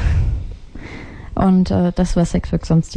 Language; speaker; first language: German; native; German